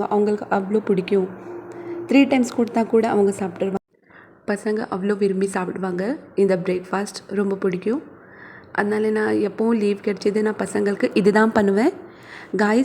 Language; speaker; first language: Tamil; non-native, local second language; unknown